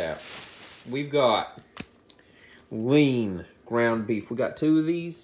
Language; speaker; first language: English; native; English